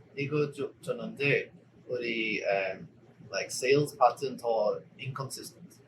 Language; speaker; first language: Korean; non-native, learner; English